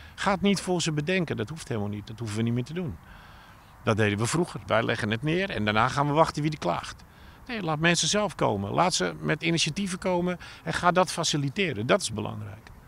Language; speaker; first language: Dutch; native; Dutch